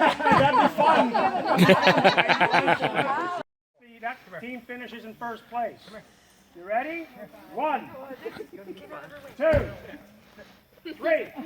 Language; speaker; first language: English; native; English